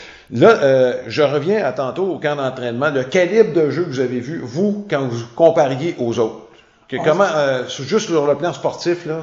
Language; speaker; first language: French; native; French